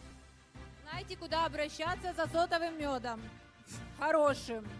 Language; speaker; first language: Russian; native; Russian